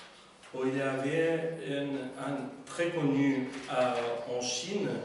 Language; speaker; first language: French; non-native, learner; Spanish